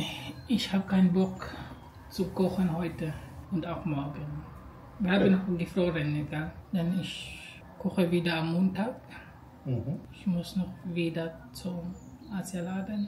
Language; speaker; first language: German; non-native, learner; Filipino